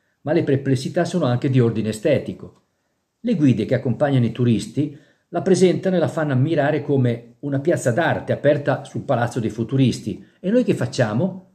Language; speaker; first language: Italian; native; Italian